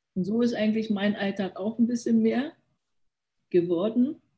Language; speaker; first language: German; early bilingual, other home language; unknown